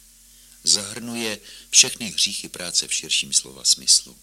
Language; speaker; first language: Czech; native; Czech